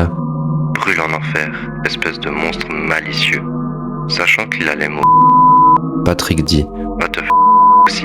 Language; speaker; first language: French; native; French